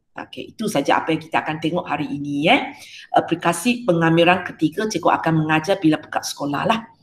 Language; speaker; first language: Malay; non-native, local second language; Chinese